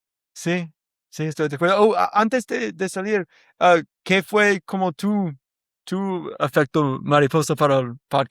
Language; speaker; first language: Spanish; non-native, learner; English